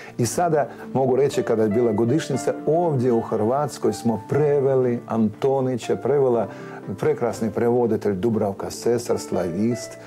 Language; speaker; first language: Croatian; non-native, fluent; Ukrainian